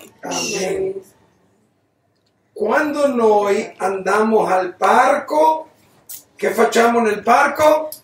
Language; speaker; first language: Italian; non-native, learner; Spanish